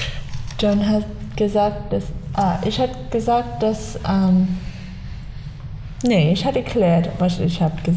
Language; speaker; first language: German; non-native, learner; English